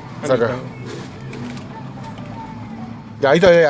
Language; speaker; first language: Spanish; native; Spanish